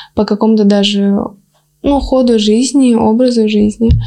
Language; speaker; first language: Russian; early bilingual, other home language; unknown